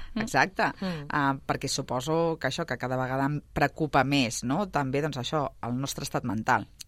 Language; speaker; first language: Catalan; native; Catalan